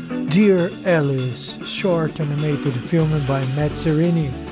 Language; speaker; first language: English; non-native, fluent; Portuguese